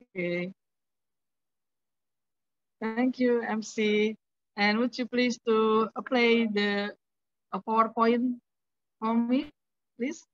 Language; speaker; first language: English; non-native, learner; Indonesian